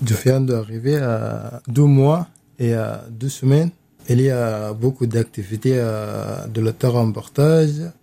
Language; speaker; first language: French; non-native, learner; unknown